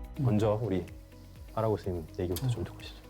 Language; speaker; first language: Korean; native; Korean